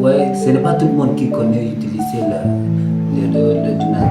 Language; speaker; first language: French; non-native, learner; Kalenjin